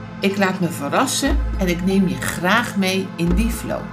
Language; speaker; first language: Dutch; native; Dutch